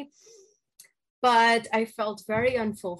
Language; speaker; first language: English; non-native, local second language; Hindi